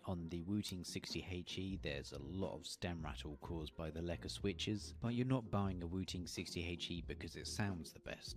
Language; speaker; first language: English; native; English